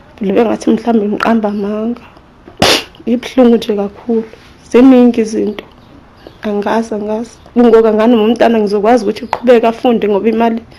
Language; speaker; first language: Zulu; native; Zulu